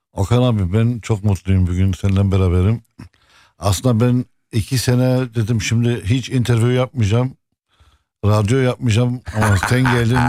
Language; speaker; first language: Turkish; non-native, fluent; Arabic